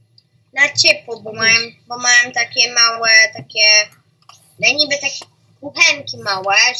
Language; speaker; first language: Polish; early bilingual, heritage; Polish